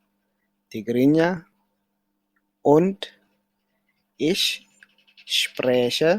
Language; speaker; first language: German; non-native, fluent; Tigrinya